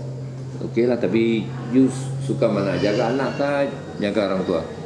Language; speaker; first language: Malay; native; Malay